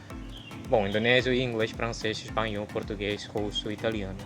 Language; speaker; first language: Portuguese; non-native, fluent; Indonesian